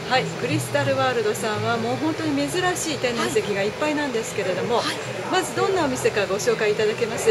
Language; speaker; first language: Japanese; native; Japanese